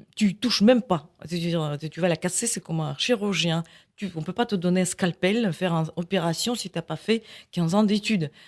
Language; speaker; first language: French; non-native, fluent; Russian